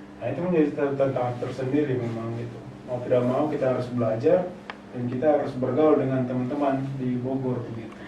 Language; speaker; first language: Indonesian; native; Indonesian